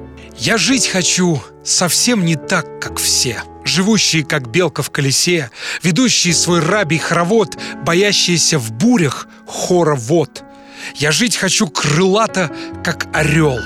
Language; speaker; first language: Russian; native; Russian